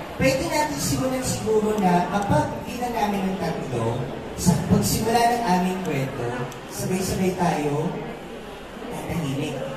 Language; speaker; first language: Filipino; native; Filipino